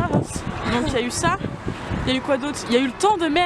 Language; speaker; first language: French; native; French